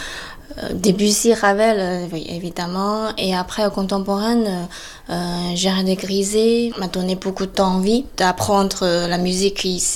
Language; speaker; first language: French; non-native, fluent; Chinese